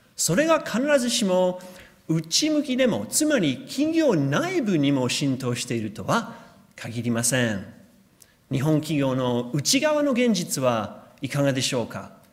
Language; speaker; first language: Japanese; non-native, fluent; English